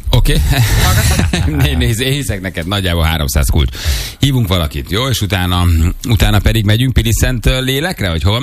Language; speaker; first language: Hungarian; native; Hungarian